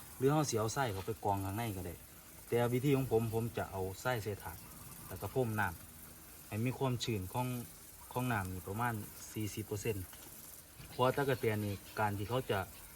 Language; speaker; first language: Thai; native; Thai